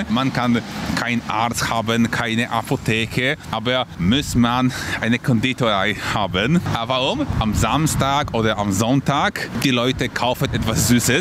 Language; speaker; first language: German; non-native, fluent; Polish